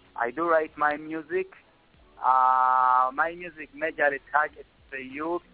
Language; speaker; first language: English; non-native, local second language; Ganda